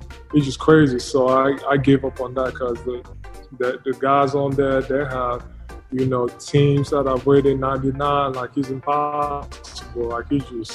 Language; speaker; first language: English; non-native, local second language; French